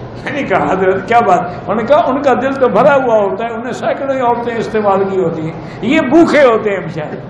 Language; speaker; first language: Urdu; native; Urdu